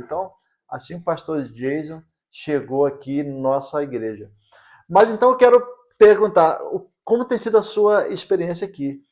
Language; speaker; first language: Portuguese; native; Portuguese